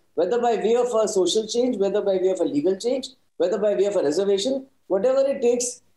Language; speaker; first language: English; non-native, local second language; Hindi